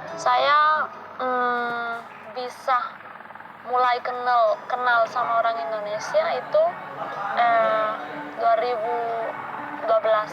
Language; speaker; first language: Indonesian; non-native, fluent; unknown